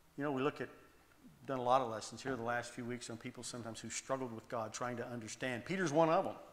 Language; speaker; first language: English; native; English